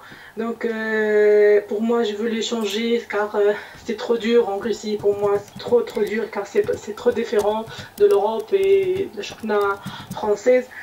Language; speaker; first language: French; non-native, local second language; Arabic